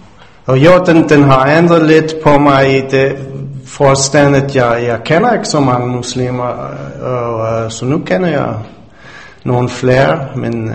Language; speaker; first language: Danish; non-native, fluent; English